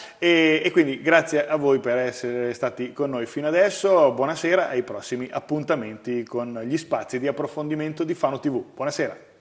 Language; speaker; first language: Italian; native; Italian